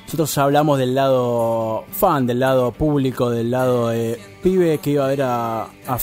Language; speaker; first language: Spanish; native; Spanish